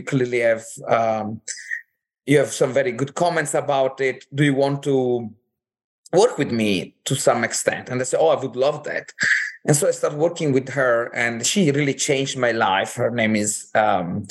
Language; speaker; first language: English; non-native, fluent; Italian